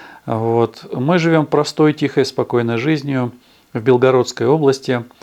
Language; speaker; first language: Russian; native; Russian